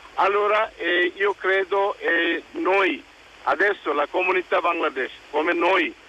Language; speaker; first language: Italian; non-native, fluent; Bangla